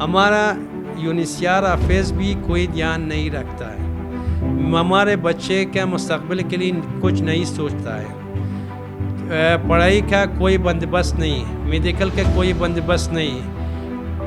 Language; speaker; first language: Hindi; non-native, fluent; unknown